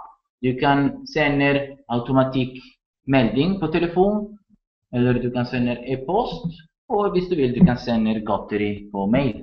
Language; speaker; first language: Norwegian; non-native, learner; Italian